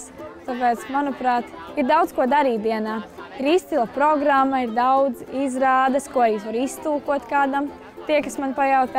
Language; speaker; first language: Latvian; native; Latvian